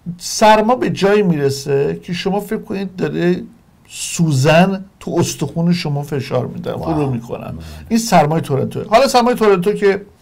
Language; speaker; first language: Persian; native; Persian